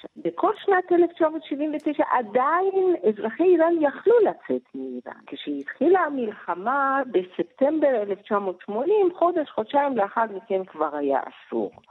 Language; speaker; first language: Hebrew; early bilingual, other home language; Persian